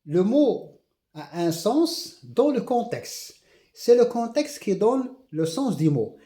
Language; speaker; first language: French; non-native, local second language; Arabic